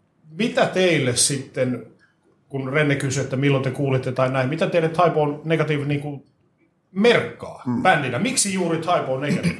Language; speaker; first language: Finnish; native; Finnish